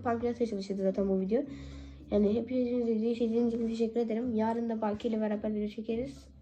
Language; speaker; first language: Turkish; native; Turkish